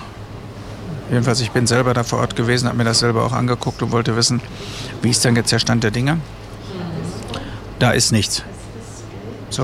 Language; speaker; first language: German; native; German